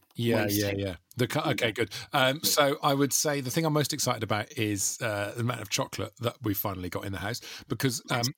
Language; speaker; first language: English; native; English